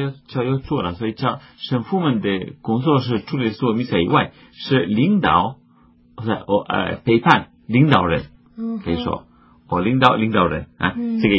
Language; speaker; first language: Chinese; non-native, fluent; Spanish